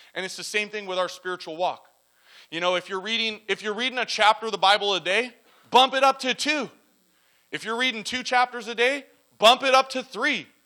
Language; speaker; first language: English; native; English